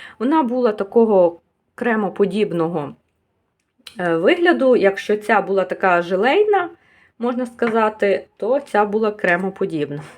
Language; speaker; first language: Ukrainian; native; Ukrainian